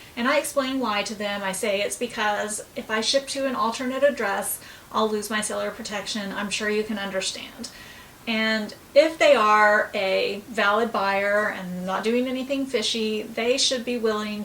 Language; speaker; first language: English; native; English